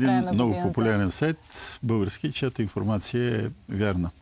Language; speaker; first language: Bulgarian; native; Bulgarian